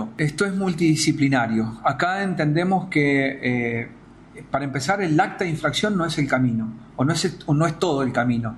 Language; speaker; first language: Spanish; native; Spanish